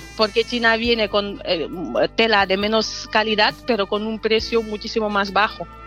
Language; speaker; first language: Spanish; non-native, fluent; Wolof